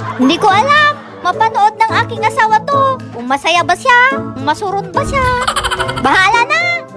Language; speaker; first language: Filipino; non-native, local second language; Iloko